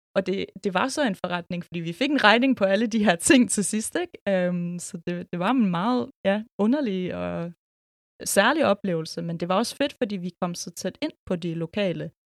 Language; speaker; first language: Danish; early bilingual, other home language; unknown